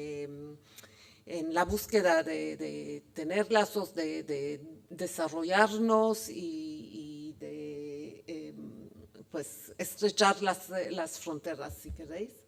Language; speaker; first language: Spanish; non-native, fluent; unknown